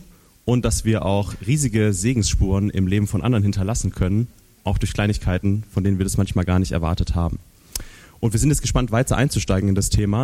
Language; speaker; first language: German; native; German